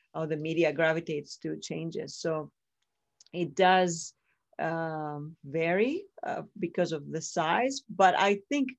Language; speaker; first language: English; non-native, fluent; Greek